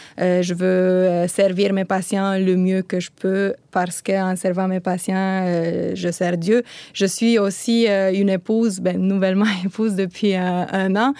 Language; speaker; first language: French; non-native, fluent; Romanian